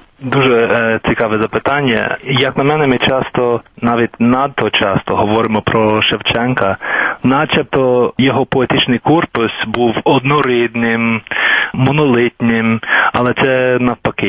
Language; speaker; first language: Ukrainian; non-native, fluent; English